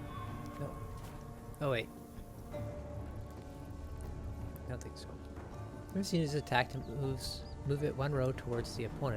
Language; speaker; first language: English; native; English